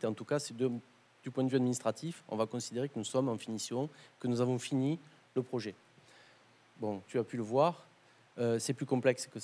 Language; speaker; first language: French; native; French